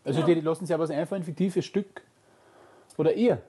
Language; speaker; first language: German; native; German